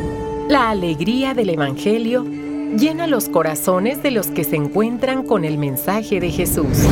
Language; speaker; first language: Spanish; native; Spanish